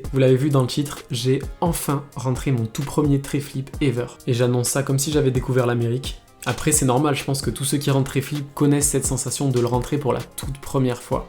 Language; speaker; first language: French; native; French